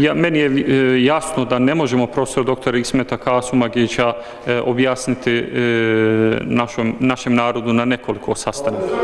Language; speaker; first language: Bosnian; early bilingual, heritage; Bosnian